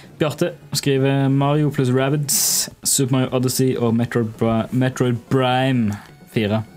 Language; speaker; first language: Norwegian; native; Norwegian